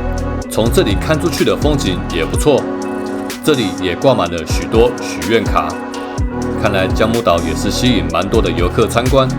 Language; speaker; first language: Chinese; native; Chinese